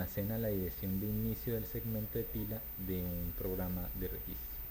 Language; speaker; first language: Spanish; native; Spanish